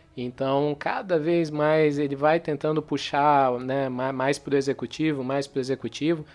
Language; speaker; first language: Portuguese; native; Portuguese